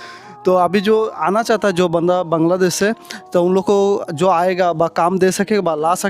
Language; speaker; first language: Hindi; non-native, learner; Bangla